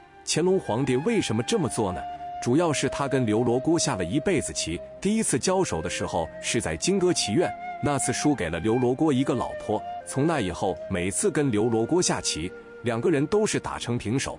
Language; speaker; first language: Chinese; native; Chinese